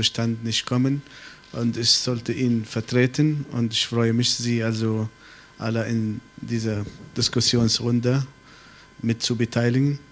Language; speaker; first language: German; non-native, fluent; Arabic